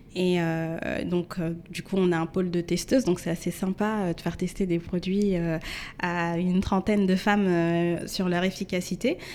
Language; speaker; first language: French; native; French